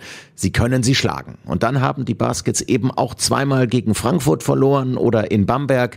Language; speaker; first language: German; native; German